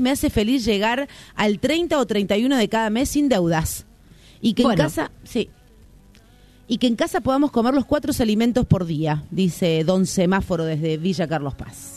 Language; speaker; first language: Spanish; native; Spanish